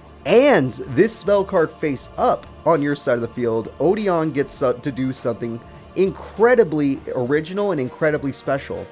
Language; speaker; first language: English; native; English